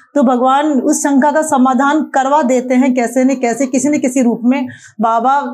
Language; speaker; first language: Hindi; native; Hindi